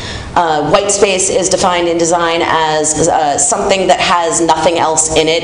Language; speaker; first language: English; native; English